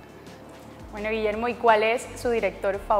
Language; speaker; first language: Spanish; native; Spanish